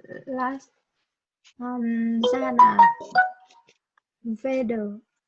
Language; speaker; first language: Spanish; non-native, learner; Vietnamese